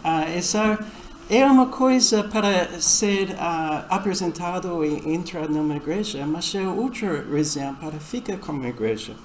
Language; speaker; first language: Portuguese; non-native, fluent; English